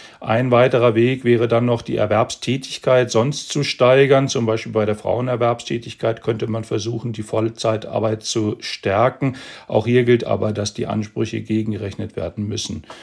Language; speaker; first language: German; native; German